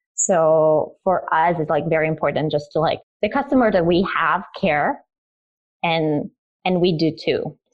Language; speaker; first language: English; early bilingual, other home language; Italian